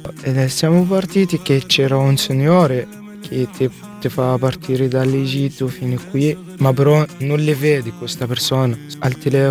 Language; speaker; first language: Italian; non-native, learner; Arabic